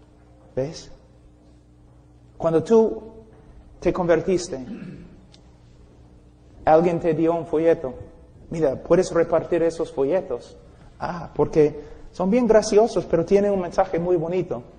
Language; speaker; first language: Spanish; non-native, fluent; English